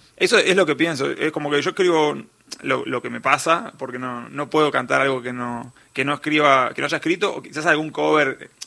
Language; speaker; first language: Spanish; native; Spanish